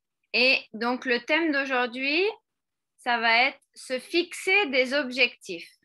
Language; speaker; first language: French; non-native, fluent; Spanish